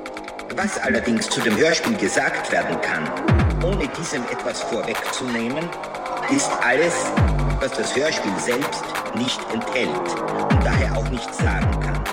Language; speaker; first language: German; native; German